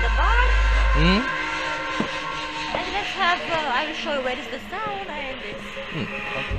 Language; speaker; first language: English; non-native, learner; Romanian